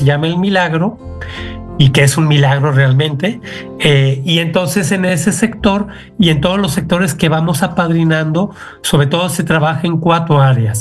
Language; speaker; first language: Spanish; native; Spanish